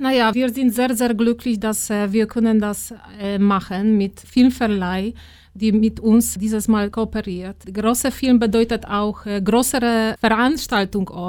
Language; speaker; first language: German; non-native, fluent; Polish